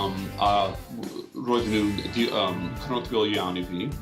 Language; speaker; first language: Welsh; non-native, fluent; English